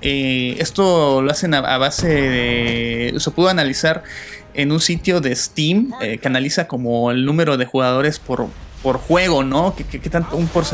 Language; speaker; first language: Spanish; native; Spanish